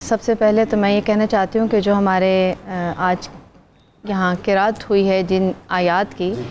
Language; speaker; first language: Urdu; native; Urdu